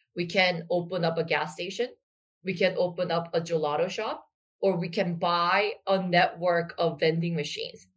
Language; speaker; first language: English; non-native, fluent; Korean